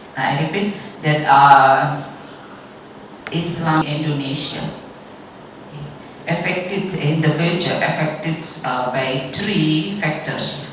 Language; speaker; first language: English; non-native, learner; Indonesian